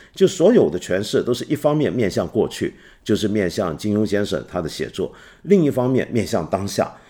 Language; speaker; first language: Chinese; native; Chinese